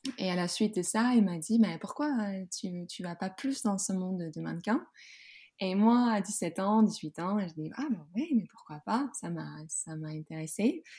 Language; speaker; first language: French; non-native, fluent; Dutch